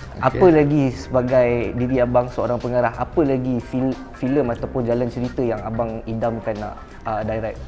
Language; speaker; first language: Malay; native; Malay